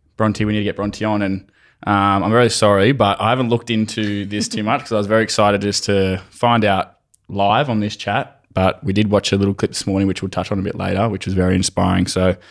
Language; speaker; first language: English; native; English